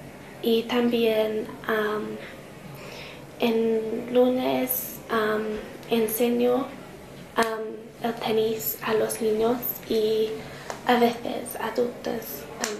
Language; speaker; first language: Spanish; non-native, learner; English